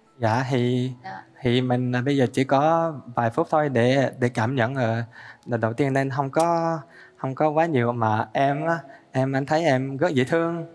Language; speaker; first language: Vietnamese; early bilingual, heritage; Vietnamese